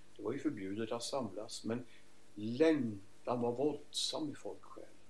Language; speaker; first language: Swedish; native; Swedish